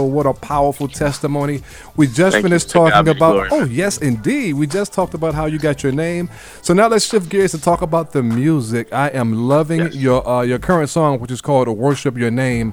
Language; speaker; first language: English; native; English